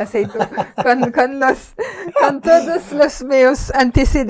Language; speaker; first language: Spanish; non-native, learner; French